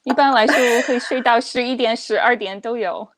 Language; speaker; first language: Chinese; non-native, fluent; English